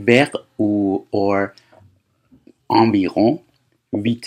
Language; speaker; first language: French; non-native, fluent; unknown